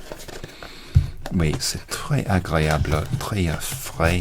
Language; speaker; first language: French; non-native, learner; English